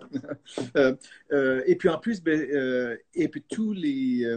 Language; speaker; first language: French; native; French